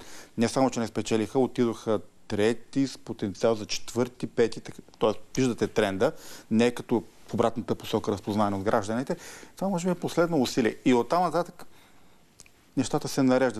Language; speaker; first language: Bulgarian; native; Bulgarian